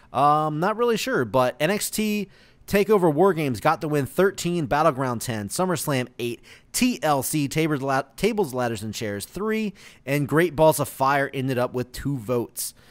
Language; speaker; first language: English; native; English